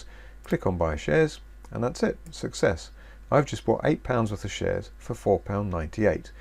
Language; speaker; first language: English; native; English